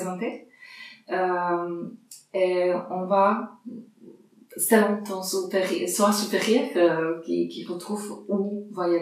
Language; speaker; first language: French; non-native, fluent; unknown